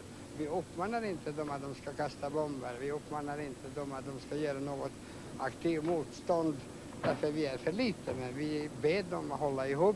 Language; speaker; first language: Swedish; non-native, fluent; Latvian